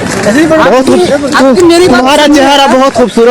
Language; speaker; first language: Hindi; non-native, learner; Bangla